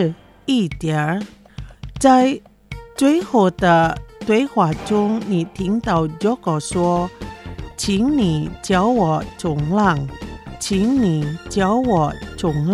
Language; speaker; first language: Chinese; non-native, fluent; Indonesian